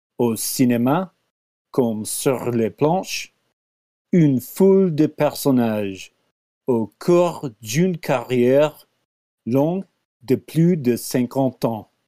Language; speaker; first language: French; non-native, learner; English